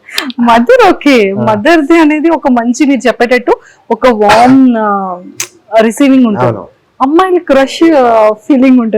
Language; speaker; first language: Telugu; native; Telugu